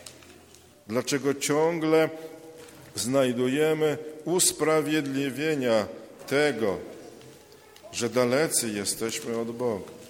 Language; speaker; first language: Polish; native; Polish